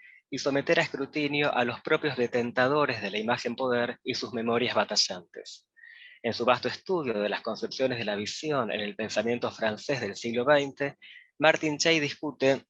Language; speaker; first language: Spanish; native; Spanish